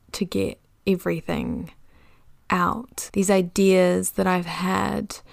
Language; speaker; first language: English; native; English